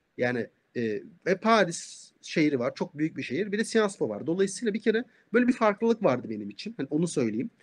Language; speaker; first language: Turkish; native; Turkish